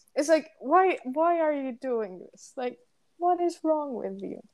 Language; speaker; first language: English; non-native, fluent; Spanish